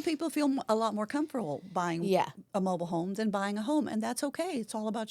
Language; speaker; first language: English; native; English